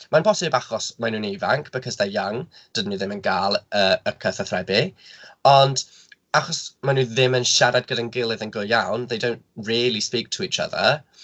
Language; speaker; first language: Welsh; non-native, local second language; English